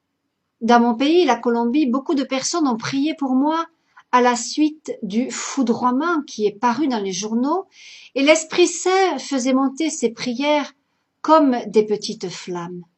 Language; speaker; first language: French; native; French